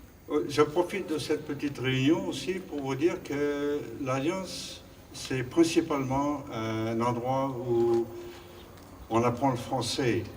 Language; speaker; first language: French; non-native, fluent; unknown